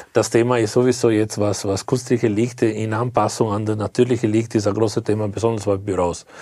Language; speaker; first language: German; non-native, fluent; Italian